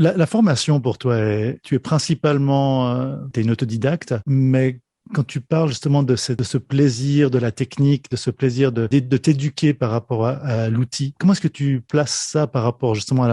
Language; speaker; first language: French; native; French